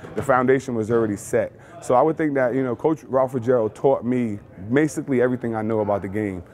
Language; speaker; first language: English; native; English